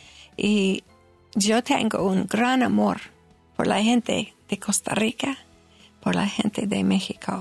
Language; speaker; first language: Spanish; non-native, learner; English